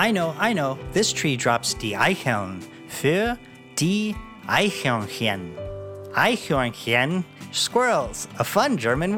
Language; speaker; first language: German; non-native, learner; English